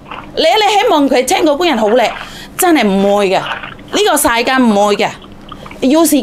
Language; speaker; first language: Cantonese; non-native, fluent; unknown